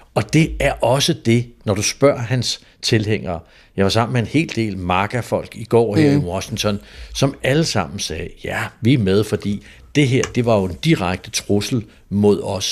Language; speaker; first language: Danish; native; Danish